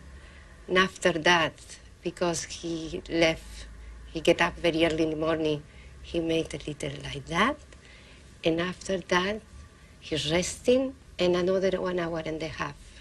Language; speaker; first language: English; non-native, learner; Spanish